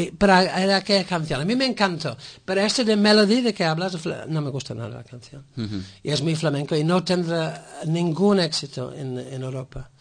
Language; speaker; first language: Spanish; non-native, fluent; English